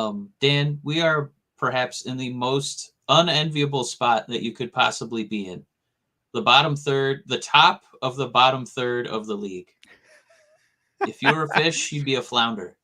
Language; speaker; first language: English; native; English